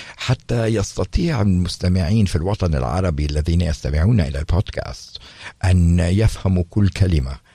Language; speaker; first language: Arabic; native; Arabic